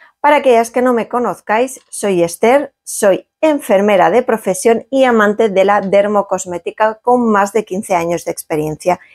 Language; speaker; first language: Spanish; native; Spanish